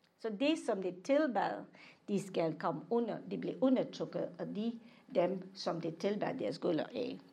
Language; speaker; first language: Danish; non-native, fluent; English